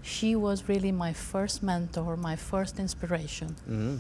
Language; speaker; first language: English; non-native, fluent; Romanian